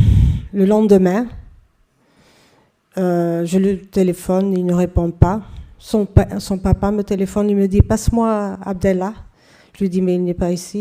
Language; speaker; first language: French; non-native, fluent; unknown